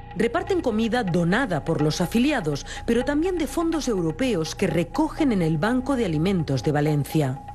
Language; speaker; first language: Spanish; native; Spanish